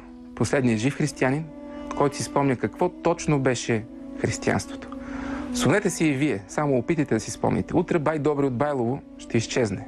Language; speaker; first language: Bulgarian; native; Bulgarian